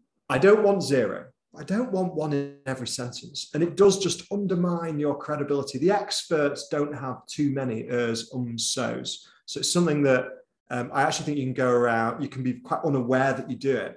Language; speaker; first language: English; native; English